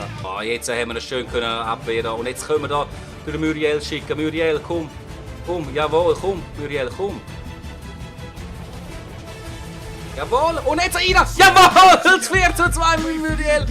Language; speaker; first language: German; native; German